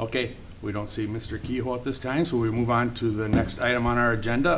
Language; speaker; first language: English; native; English